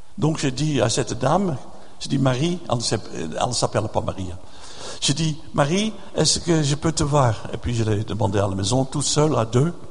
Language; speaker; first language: French; non-native, fluent; Dutch